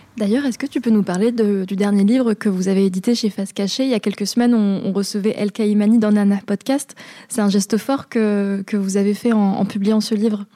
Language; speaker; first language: French; native; French